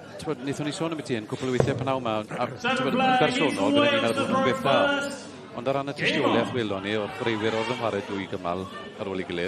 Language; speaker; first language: Welsh; native; Welsh